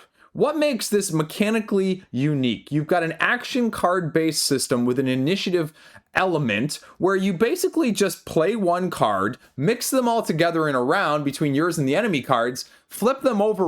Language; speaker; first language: English; native; English